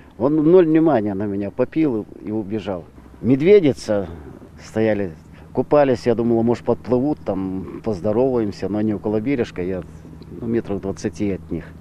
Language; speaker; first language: Russian; native; Russian